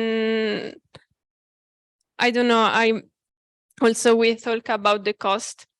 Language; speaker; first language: English; non-native, fluent; Italian